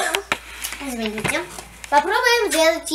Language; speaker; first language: Russian; early bilingual, heritage; Russian